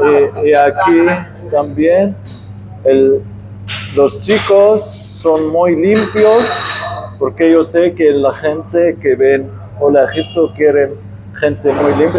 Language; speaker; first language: Spanish; non-native, fluent; Arabic